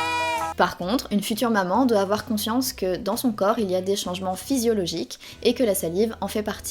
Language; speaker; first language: French; native; French